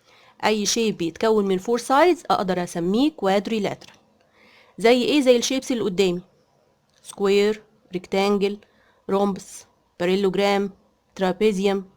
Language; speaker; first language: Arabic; native; Arabic